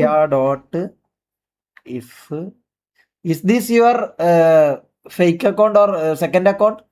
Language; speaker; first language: English; non-native, learner; Malayalam